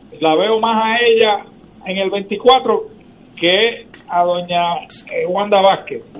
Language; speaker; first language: Spanish; native; Spanish